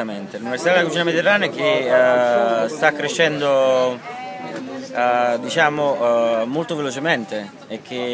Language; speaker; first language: Italian; native; Italian